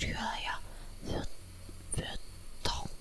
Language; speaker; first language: Albanian; non-native, learner; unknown